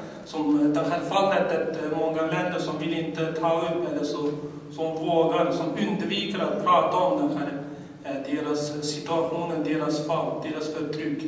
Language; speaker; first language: Swedish; non-native, learner; Uyghur